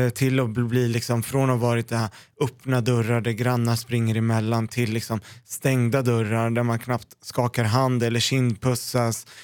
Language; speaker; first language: Swedish; early bilingual, other home language; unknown